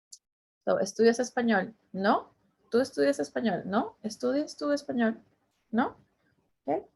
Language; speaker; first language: Spanish; non-native, fluent; English